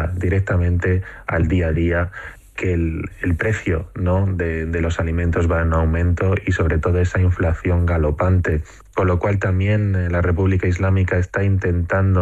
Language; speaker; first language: Spanish; native; Spanish